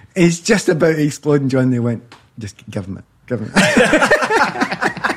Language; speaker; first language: English; native; English